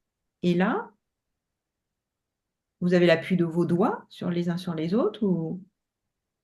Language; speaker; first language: French; native; French